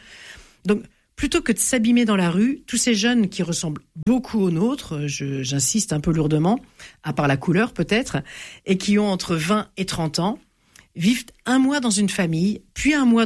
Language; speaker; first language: French; native; French